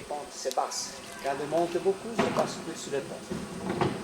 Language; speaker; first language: French; non-native, fluent; Italian